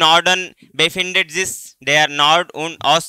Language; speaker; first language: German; non-native, learner; Hindi